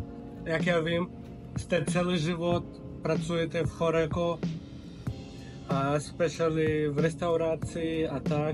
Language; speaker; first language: Czech; non-native, fluent; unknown